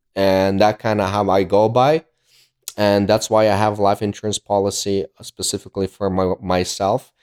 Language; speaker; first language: English; early bilingual, other home language; Ukrainian